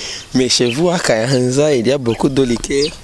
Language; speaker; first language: French; non-native, local second language; Rundi